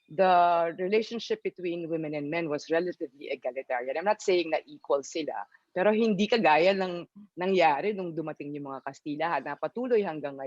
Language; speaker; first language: Filipino; native; Filipino